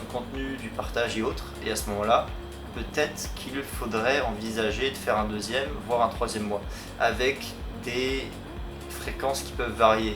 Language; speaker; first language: French; native; French